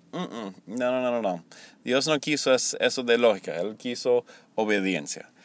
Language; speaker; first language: Spanish; early bilingual, heritage; Spanish